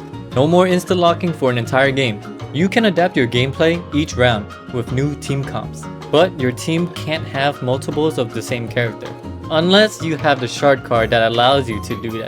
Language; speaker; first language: English; native; English